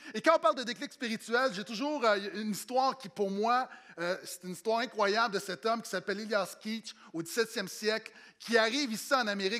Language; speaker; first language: French; native; French